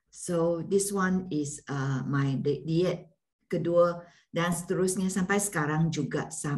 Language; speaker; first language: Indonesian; non-native, learner; Malay